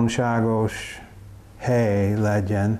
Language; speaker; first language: Hungarian; non-native, learner; English